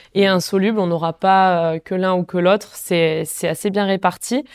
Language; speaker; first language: French; native; French